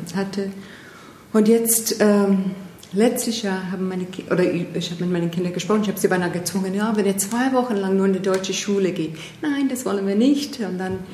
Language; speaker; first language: German; non-native, fluent; English